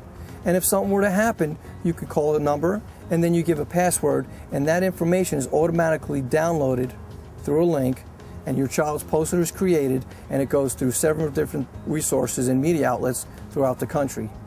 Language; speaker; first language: English; native; English